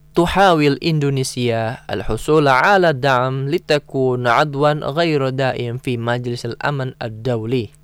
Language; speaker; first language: Arabic; non-native, fluent; Indonesian